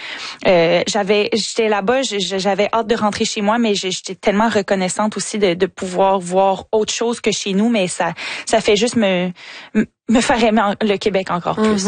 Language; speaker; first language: French; native; French